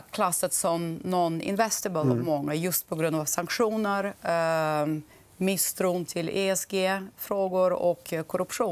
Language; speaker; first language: Swedish; non-native, fluent; Russian